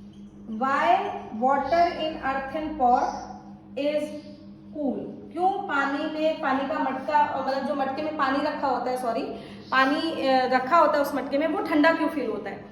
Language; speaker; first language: Hindi; native; Hindi